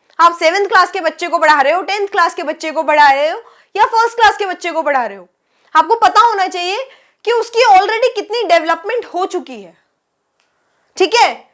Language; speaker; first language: Hindi; native; Hindi